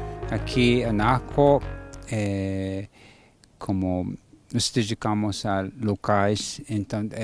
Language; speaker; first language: Portuguese; non-native, learner; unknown